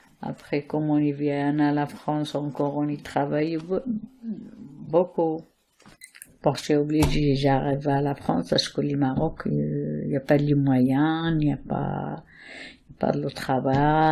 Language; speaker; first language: French; non-native, learner; Arabic